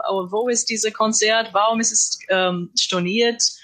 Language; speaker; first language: German; non-native, learner; English